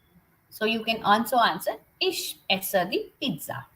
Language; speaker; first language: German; non-native, fluent; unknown